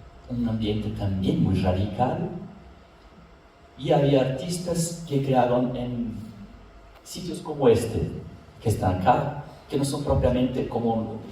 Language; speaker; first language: Spanish; non-native, fluent; Portuguese